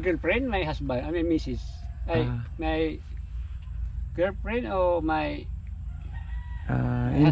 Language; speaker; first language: English; non-native, learner; Cebuano